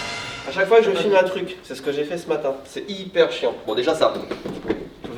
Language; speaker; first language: French; native; French